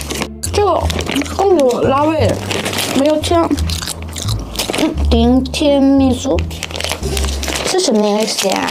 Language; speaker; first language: Chinese; non-native, learner; Korean